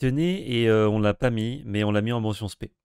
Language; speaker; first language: French; native; French